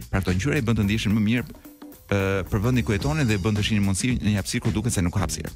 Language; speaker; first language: Albanian; native; Albanian